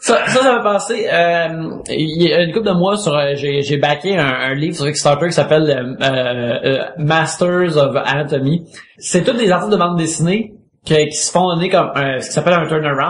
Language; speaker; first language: French; native; French